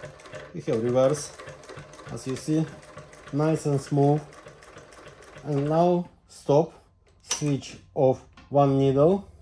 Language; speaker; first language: English; non-native, learner; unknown